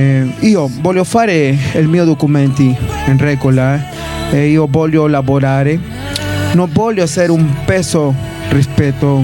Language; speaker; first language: Italian; non-native, learner; Spanish